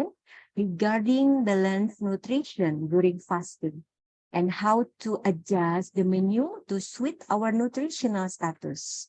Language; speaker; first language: English; non-native, learner; Indonesian